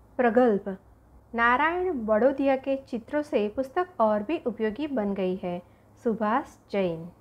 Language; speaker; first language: Hindi; non-native, local second language; Gujarati